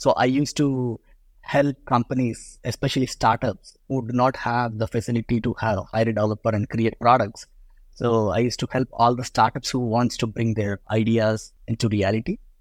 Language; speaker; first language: English; non-native, local second language; Telugu